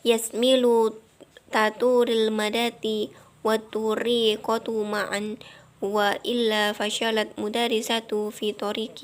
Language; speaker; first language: Arabic; non-native, learner; Indonesian